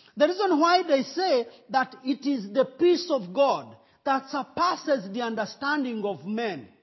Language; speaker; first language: English; non-native, local second language; Kinyarwanda